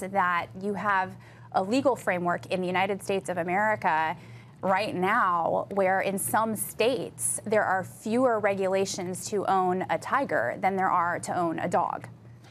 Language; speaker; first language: English; native; English